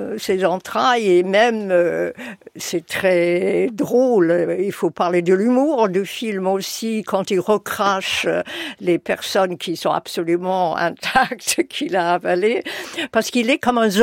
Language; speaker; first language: French; non-native, fluent; English